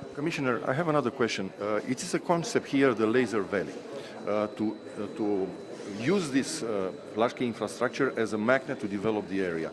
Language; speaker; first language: English; non-native, fluent; Romanian